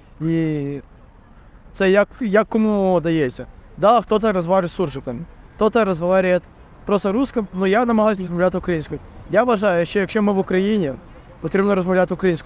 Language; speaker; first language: Ukrainian; non-native, local second language; Russian